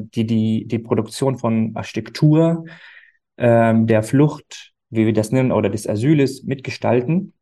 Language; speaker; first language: German; non-native, fluent; Arabic